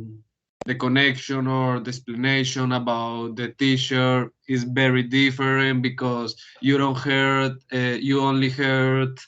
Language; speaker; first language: English; non-native, learner; Spanish